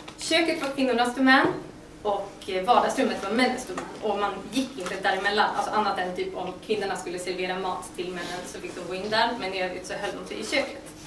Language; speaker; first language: Swedish; native; Swedish